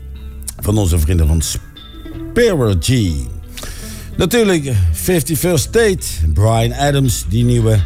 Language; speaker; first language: Dutch; native; Dutch